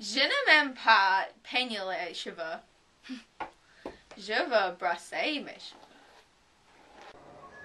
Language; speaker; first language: French; non-native, learner; English